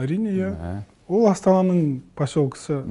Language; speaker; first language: Kazakh; non-native, local second language; Russian